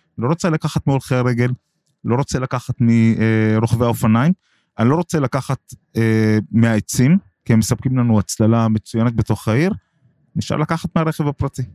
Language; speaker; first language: Hebrew; non-native, local second language; Arabic